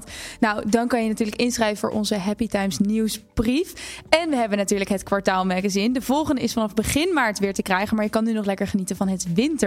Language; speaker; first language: Dutch; native; Dutch